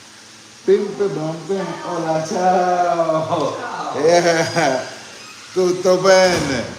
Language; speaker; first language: Italian; non-native, learner; Portuguese